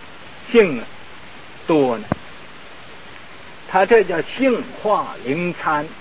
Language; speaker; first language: Chinese; native; Chinese